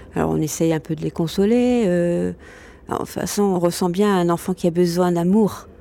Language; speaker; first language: French; non-native, local second language; Arabic